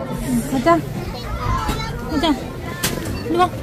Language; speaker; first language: Korean; native; Korean